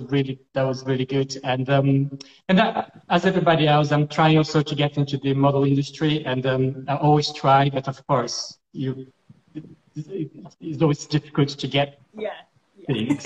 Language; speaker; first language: English; non-native, fluent; Portuguese